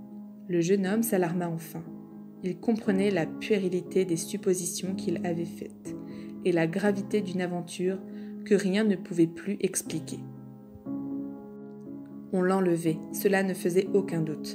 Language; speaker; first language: French; native; French